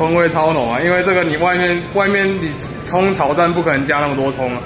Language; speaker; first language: Chinese; native; Chinese